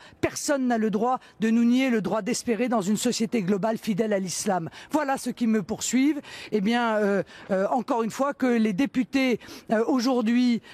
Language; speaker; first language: French; native; French